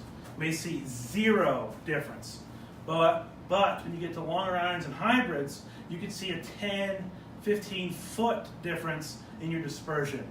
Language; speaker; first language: English; native; English